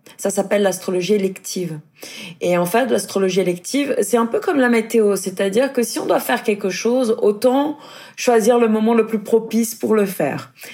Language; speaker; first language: French; non-native, fluent; Portuguese